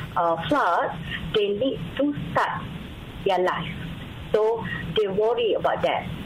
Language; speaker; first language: English; non-native, local second language; Malay